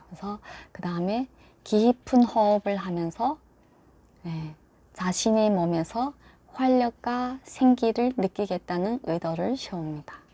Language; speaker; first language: Korean; native; Korean